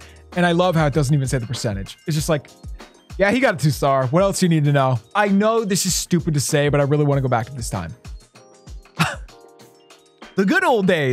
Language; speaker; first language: English; native; English